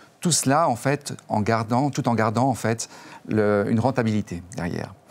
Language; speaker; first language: French; native; French